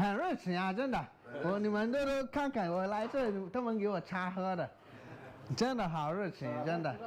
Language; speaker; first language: Chinese; non-native, fluent; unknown